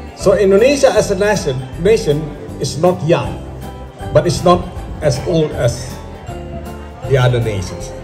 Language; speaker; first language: English; non-native, fluent; Indonesian